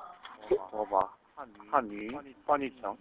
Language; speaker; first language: Chinese; non-native, fluent; Korean